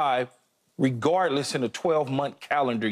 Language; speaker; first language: English; native; English